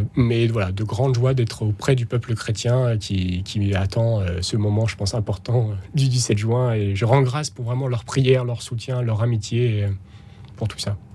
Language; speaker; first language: French; native; French